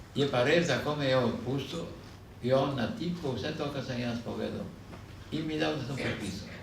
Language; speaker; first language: Slovenian; native; Slovenian